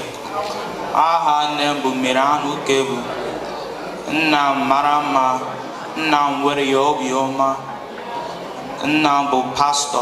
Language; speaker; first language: Igbo; early bilingual, heritage; Igbo